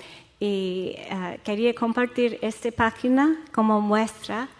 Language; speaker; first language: Spanish; non-native, fluent; English